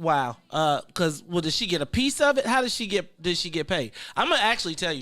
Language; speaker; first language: English; native; English